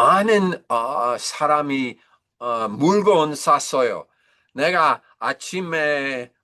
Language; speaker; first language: Korean; non-native, learner; English